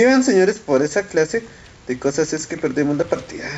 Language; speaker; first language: Spanish; native; Spanish